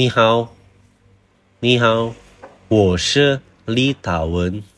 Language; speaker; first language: Chinese; non-native, fluent; Indonesian